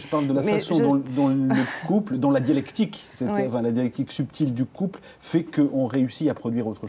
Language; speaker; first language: French; native; French